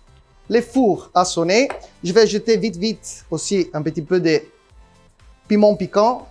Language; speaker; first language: French; non-native, learner; Italian